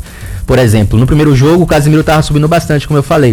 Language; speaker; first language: Portuguese; native; Portuguese